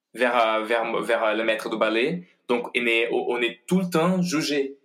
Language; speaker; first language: French; non-native, fluent; Portuguese